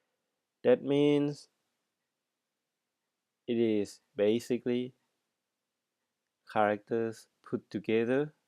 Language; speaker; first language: English; non-native, fluent; Thai